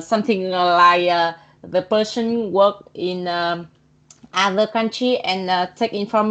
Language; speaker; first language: English; non-native, learner; Vietnamese